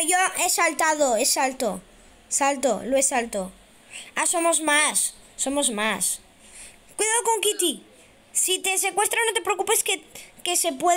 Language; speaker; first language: Spanish; native; Spanish